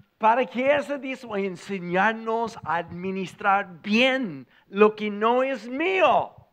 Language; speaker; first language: Spanish; non-native, fluent; English